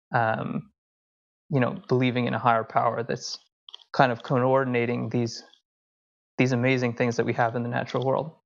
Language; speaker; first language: English; early bilingual, other home language; Hindi